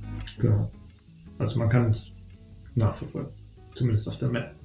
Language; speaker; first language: German; native; German